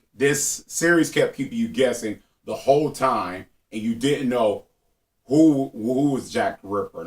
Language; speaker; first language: English; native; English